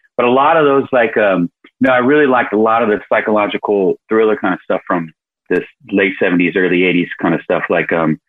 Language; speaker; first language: English; native; English